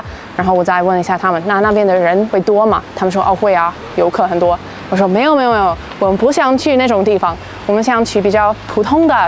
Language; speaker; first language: Chinese; non-native, fluent; English